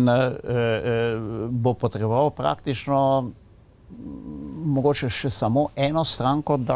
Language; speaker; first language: Slovenian; native; Slovenian